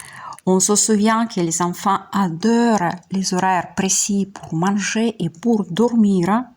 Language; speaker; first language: French; non-native, fluent; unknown